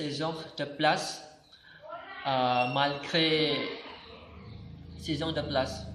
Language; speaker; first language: French; non-native, learner; Indonesian